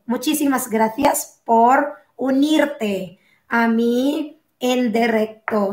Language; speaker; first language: Spanish; non-native, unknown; Filipino